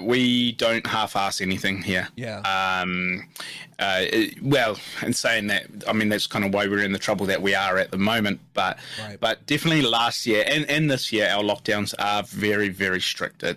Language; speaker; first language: English; native; English